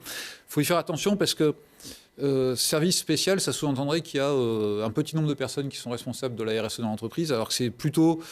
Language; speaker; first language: French; native; French